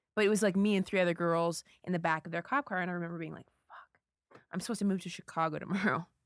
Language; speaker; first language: English; native; English